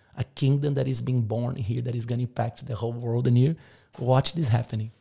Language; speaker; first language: English; non-native, fluent; Portuguese